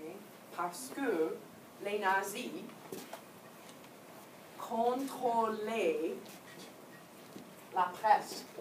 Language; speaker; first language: French; non-native, fluent; English